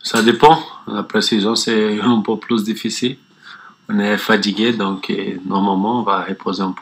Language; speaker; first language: French; non-native, learner; Portuguese